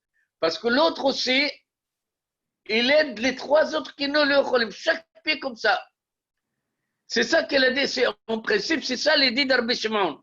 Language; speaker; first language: French; native; French